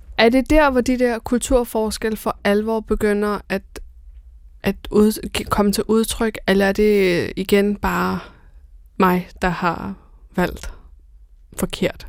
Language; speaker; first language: Danish; early bilingual, other home language; Persian